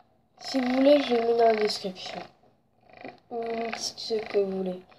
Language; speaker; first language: French; native; French